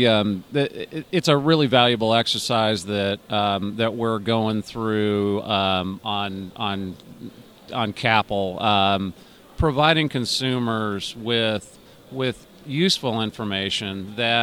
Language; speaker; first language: English; native; English